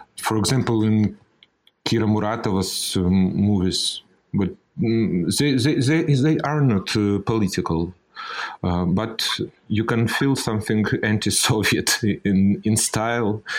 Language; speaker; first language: English; non-native, fluent; Russian